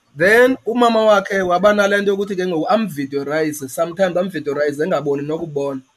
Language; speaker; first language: Xhosa; native; Xhosa